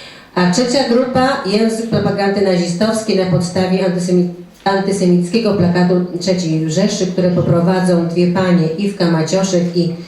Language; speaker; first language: Polish; native; Polish